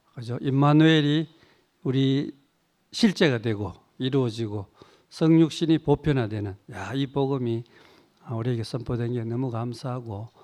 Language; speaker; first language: Korean; native; Korean